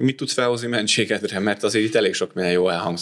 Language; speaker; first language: Hungarian; native; Hungarian